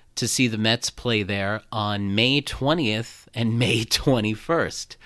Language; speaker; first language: English; native; English